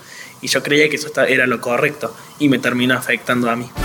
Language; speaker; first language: Spanish; native; Spanish